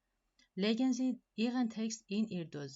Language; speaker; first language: German; non-native, fluent; Persian